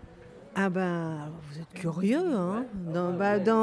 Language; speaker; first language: French; native; French